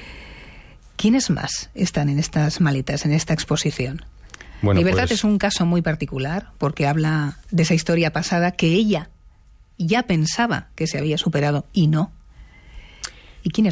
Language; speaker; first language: Spanish; native; Spanish